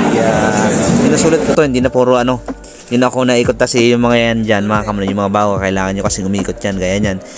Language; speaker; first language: Filipino; non-native, local second language; Bikol